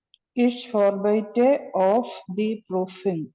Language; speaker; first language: German; non-native, learner; Malayalam